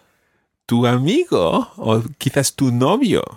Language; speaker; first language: Spanish; non-native, fluent; English